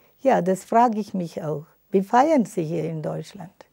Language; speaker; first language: German; non-native, fluent; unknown